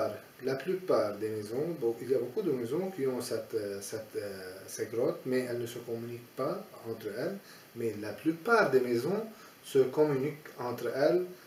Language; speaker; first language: French; non-native, fluent; Aramaic